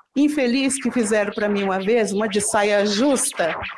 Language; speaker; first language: Portuguese; native; Portuguese